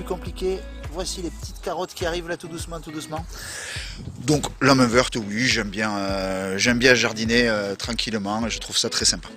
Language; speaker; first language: French; native; French